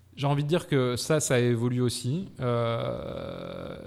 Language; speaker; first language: French; native; French